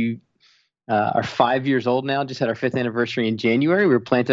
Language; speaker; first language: English; native; English